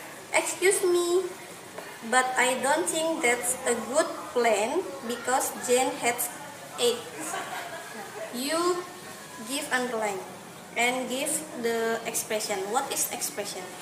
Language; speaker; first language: English; non-native, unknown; Indonesian